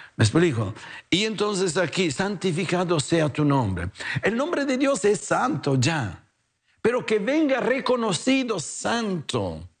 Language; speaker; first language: Spanish; non-native, fluent; Italian